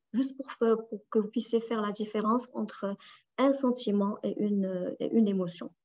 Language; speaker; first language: French; non-native, local second language; Arabic